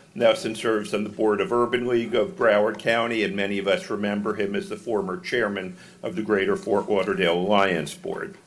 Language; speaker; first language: English; native; English